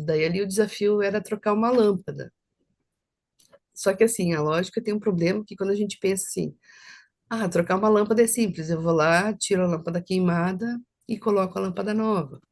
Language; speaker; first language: Portuguese; native; Portuguese